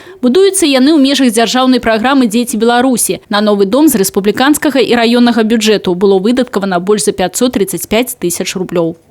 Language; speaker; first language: Belarusian; native; Belarusian